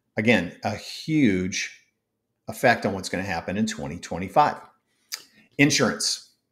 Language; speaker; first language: English; native; English